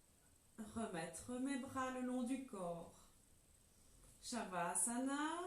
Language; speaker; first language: French; native; French